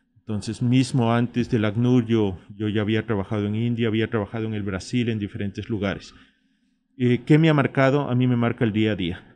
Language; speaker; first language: Spanish; native; Spanish